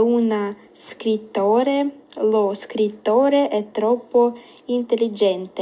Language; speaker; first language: Italian; non-native, learner; Ukrainian